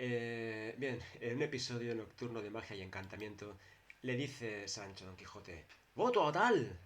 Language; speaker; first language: Spanish; native; Spanish